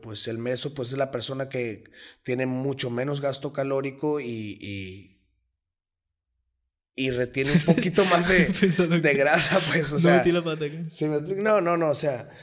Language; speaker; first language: Spanish; native; Spanish